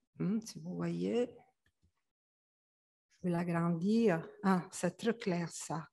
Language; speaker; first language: French; non-native, fluent; Italian